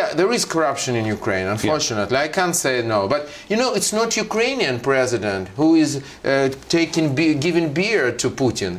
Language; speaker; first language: English; non-native, fluent; Russian